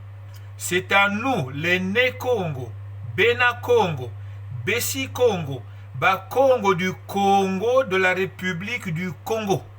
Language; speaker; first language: French; non-native, local second language; Kongo